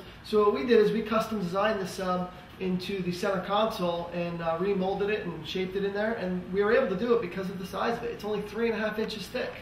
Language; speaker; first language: English; native; English